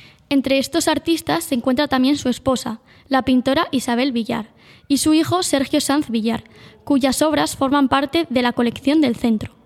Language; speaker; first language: Spanish; native; Spanish